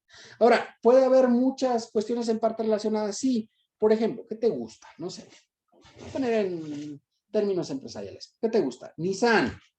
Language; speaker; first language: Spanish; native; Spanish